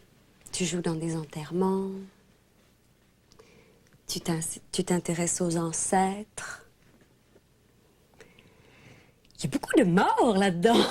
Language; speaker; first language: French; native; French